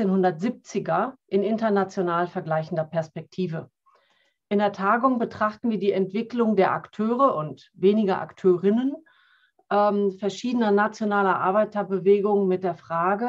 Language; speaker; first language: German; native; German